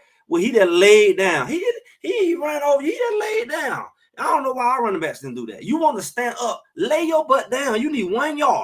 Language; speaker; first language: English; native; English